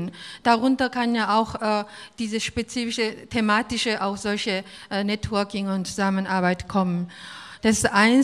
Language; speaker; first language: German; non-native, fluent; Korean